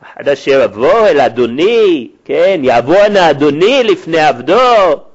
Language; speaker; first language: Hebrew; native; Hebrew